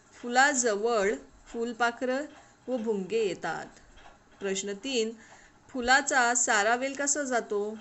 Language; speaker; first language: Marathi; non-native, local second language; Urdu